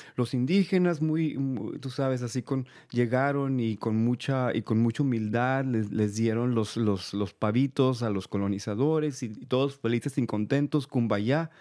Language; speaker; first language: Spanish; native; Spanish